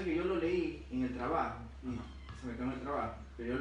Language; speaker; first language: Spanish; native; Spanish